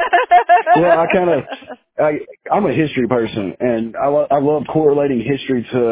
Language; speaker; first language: English; native; English